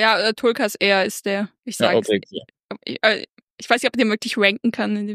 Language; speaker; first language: German; native; German